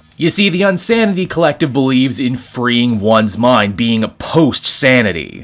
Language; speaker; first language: English; native; English